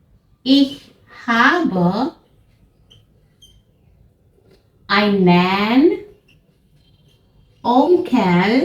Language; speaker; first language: German; non-native, fluent; Hindi